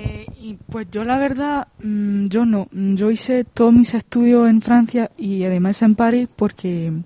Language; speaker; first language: Spanish; non-native, fluent; French